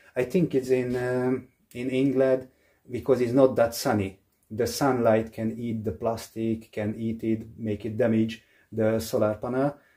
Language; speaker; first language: English; non-native, learner; Hungarian